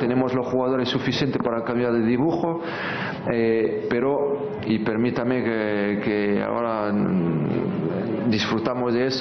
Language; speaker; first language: Spanish; non-native, fluent; French